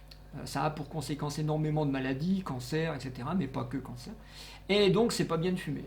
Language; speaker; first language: French; native; French